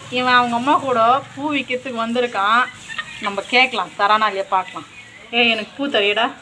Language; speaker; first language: Tamil; native; Tamil